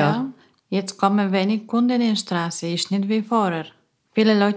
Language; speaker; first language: German; non-native, learner; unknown